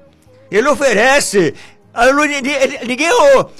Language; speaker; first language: Portuguese; native; Portuguese